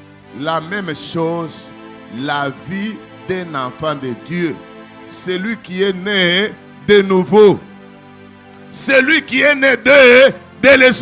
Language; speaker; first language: French; non-native, local second language; Lingala